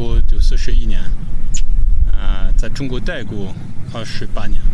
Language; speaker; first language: Chinese; non-native, fluent; French